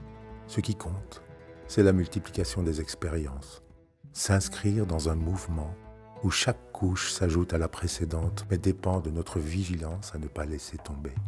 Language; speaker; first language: French; native; French